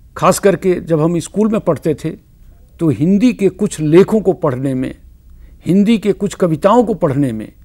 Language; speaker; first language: Hindi; native; Hindi